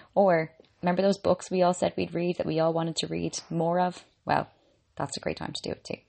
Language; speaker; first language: English; native; English